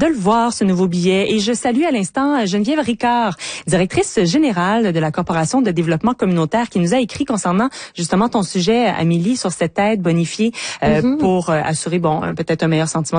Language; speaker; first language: French; native; French